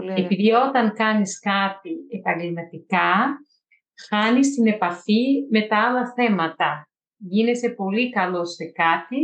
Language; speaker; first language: Greek; non-native, fluent; Portuguese